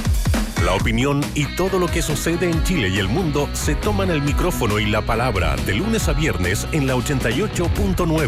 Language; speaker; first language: Spanish; native; Spanish